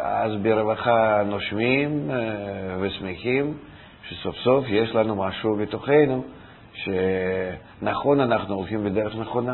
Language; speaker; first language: Hebrew; non-native, fluent; Russian